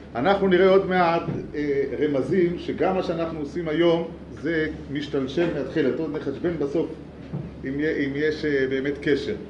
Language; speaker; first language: Hebrew; native; Hebrew